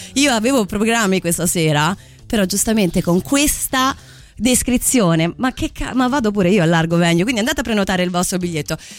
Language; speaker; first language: Italian; native; Italian